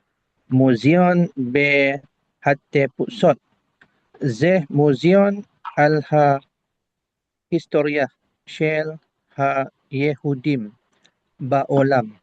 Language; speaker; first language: Hebrew; non-native, learner; Indonesian